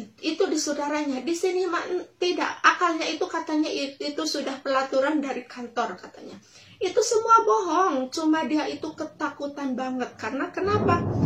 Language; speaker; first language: Indonesian; non-native, local second language; Sundanese